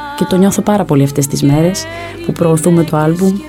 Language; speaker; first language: Greek; early bilingual, heritage; Greek